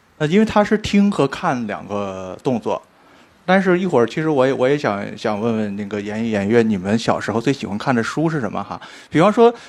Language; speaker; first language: Chinese; native; Chinese